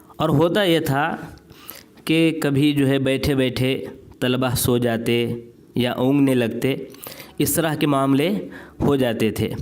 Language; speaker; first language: Urdu; native; Urdu